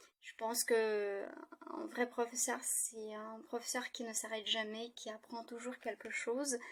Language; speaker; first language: French; non-native, fluent; Russian